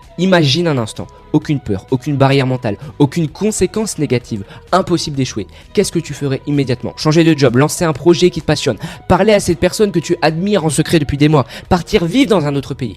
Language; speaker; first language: French; native; French